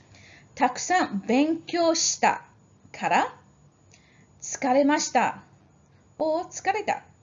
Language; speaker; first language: Japanese; non-native, fluent; English